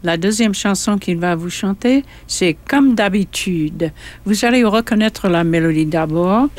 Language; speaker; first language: French; non-native, fluent; English